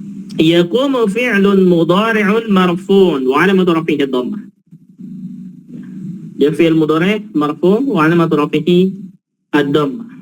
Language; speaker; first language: Arabic; non-native, fluent; Indonesian